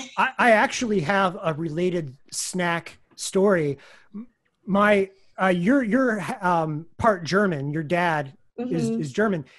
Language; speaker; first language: English; native; English